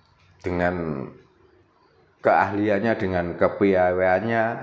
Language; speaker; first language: Indonesian; native; Indonesian